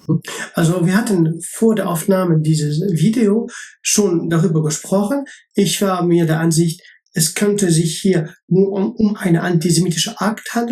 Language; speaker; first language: German; non-native, local second language; French